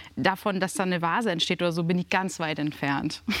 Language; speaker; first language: German; native; German